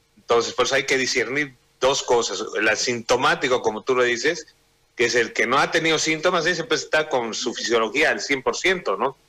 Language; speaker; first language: Spanish; native; Spanish